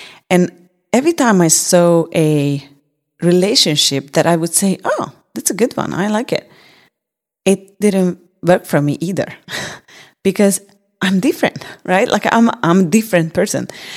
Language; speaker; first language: English; non-native, fluent; Hungarian